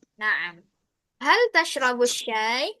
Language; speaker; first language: Arabic; non-native, fluent; Indonesian